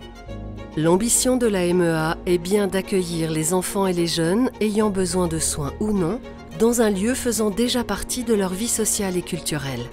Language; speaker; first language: French; native; French